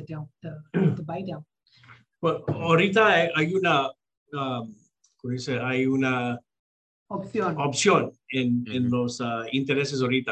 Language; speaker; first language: Spanish; early bilingual, heritage; Spanish